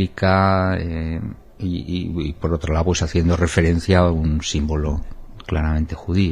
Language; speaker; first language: Spanish; native; Spanish